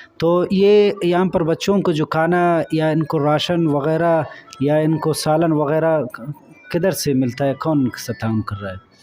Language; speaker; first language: Urdu; non-native, local second language; Baluchi